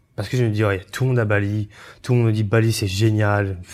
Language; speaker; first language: French; early bilingual, other home language; Chinese